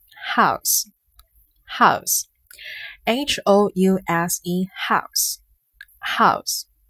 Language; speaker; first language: English; non-native, fluent; Chinese